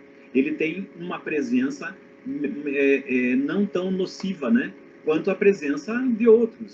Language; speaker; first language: Portuguese; native; Portuguese